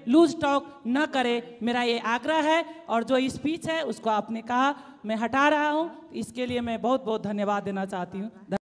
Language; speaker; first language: Hindi; non-native, local second language; Maithili